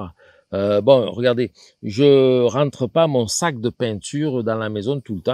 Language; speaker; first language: French; native; French